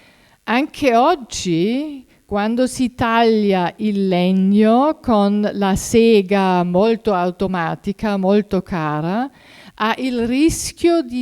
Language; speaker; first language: Italian; non-native, fluent; German